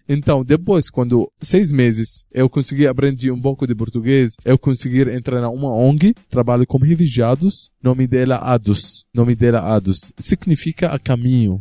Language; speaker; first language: Portuguese; non-native, learner; Arabic